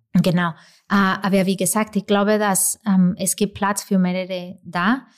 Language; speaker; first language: German; non-native, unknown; Spanish